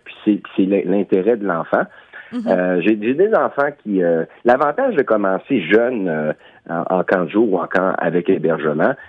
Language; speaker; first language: French; non-native, local second language; English